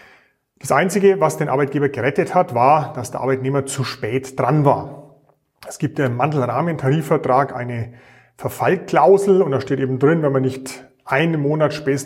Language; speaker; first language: German; native; German